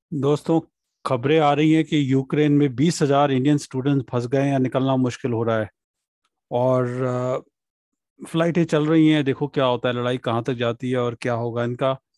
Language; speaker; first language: Hindi; non-native, local second language; Punjabi